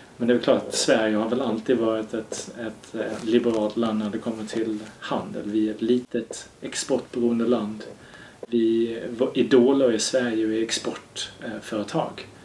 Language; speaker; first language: Swedish; native; Swedish